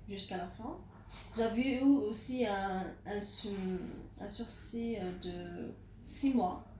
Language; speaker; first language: French; non-native, local second language; Arabic